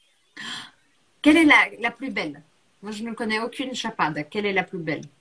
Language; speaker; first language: French; non-native, fluent; Portuguese